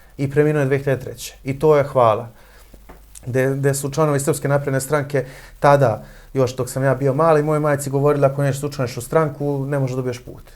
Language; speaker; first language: Bosnian; native; Bosnian